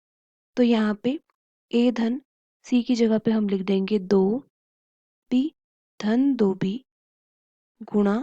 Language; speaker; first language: Hindi; native; Hindi